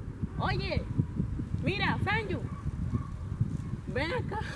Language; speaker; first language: Spanish; native; Spanish